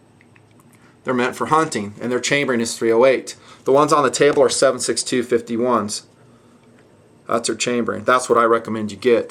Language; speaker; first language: English; native; English